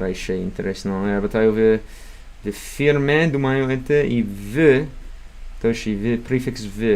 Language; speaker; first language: Russian; non-native, learner; English